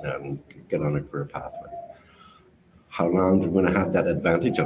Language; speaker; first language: English; native; English